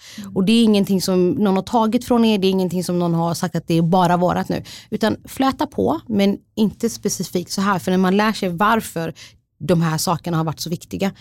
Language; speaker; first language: Swedish; early bilingual, other home language; Somali